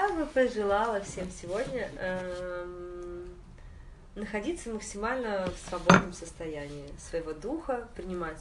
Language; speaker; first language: Russian; native; Russian